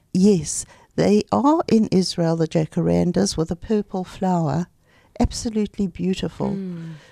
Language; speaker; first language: English; native; English